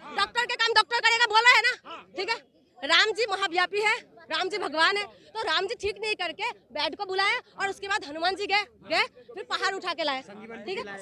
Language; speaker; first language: Hindi; non-native, local second language; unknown